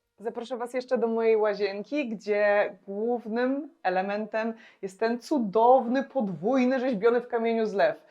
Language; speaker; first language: Polish; native; Polish